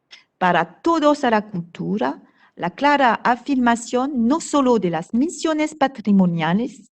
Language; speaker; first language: Spanish; non-native, fluent; French